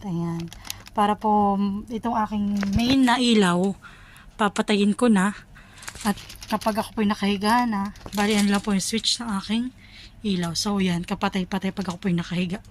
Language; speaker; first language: Filipino; native; Filipino